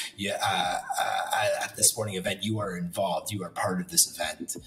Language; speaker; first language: English; native; English